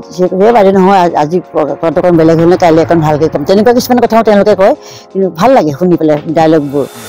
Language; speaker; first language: Assamese; native; Assamese